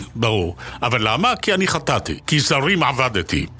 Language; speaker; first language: Hebrew; native; Hebrew